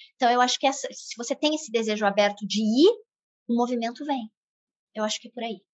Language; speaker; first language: Portuguese; native; Portuguese